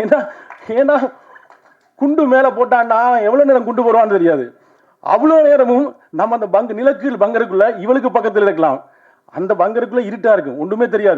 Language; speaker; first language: Tamil; native; Tamil